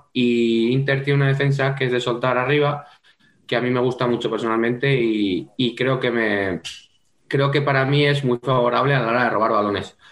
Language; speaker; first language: Spanish; native; Spanish